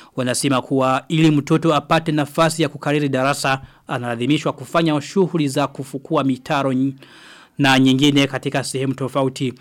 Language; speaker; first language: Swahili; non-native, local second language; Rundi